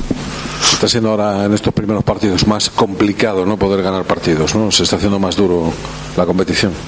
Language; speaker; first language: Spanish; native; Spanish